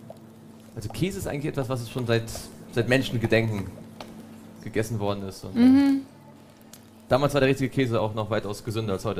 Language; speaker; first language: German; native; German